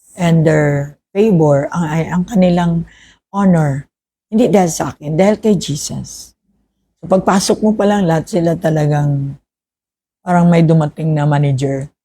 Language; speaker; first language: Filipino; non-native, local second language; Hiligaynon